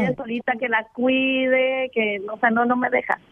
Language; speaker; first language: Spanish; native; Spanish